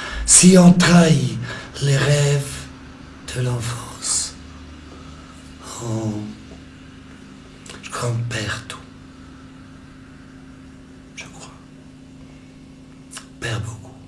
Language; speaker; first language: French; non-native, local second language; German